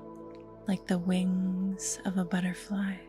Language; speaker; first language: English; native; English